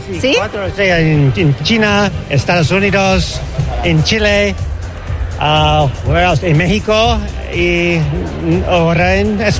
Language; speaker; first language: Spanish; non-native, learner; English